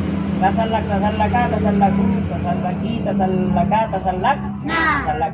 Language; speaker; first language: Arabic; non-native, fluent; Indonesian